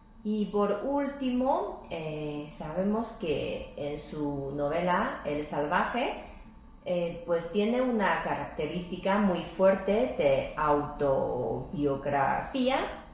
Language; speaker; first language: Spanish; non-native, fluent; Chinese